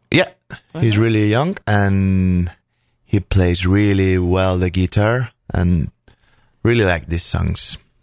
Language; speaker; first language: English; non-native, fluent; Catalan